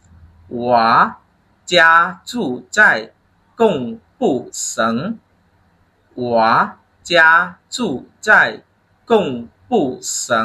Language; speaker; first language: Chinese; non-native, fluent; Khmer